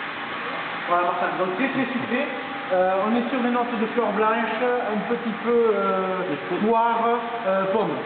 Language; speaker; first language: French; native; French